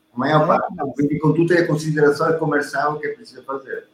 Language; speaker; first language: Portuguese; non-native, learner; Italian